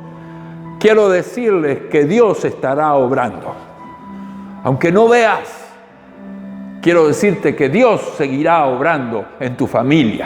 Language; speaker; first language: Spanish; native; Spanish